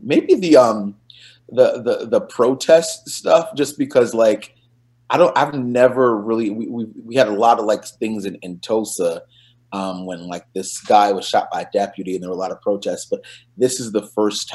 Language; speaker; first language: English; native; English